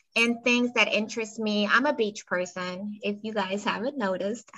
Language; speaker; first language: English; non-native, fluent; Spanish